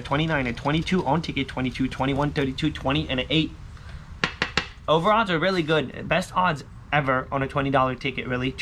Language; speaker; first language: English; native; English